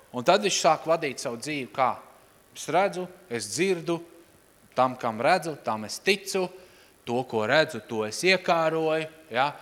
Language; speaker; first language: Latvian; non-native, local second language; Russian